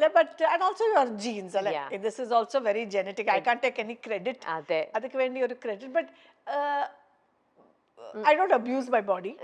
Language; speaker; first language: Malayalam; non-native, local second language; Tamil